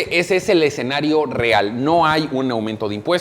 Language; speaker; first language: Spanish; native; Spanish